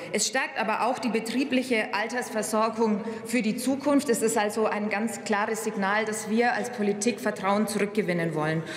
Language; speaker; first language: German; native; German